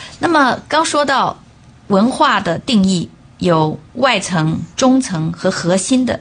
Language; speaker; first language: Chinese; non-native, local second language; Hakka Chinese